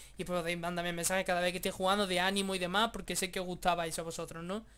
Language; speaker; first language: Spanish; native; Spanish